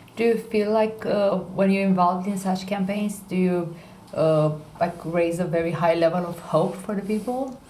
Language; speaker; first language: English; non-native, fluent; Romanian